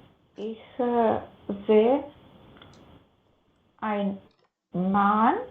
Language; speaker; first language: German; non-native, learner; Macedonian